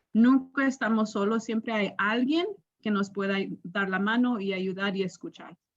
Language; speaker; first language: Spanish; early bilingual, other home language; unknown